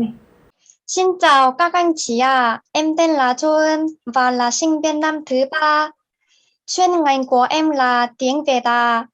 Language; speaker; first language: Vietnamese; non-native, learner; Korean